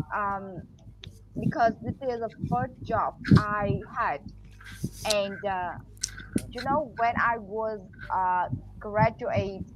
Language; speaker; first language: English; non-native, learner; Vietnamese